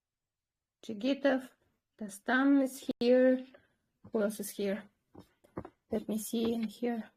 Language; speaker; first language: English; non-native, fluent; Kyrgyz